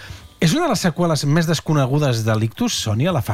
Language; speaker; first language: Catalan; native; Catalan